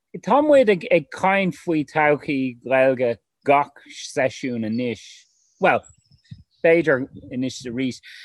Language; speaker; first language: Irish; non-native, local second language; English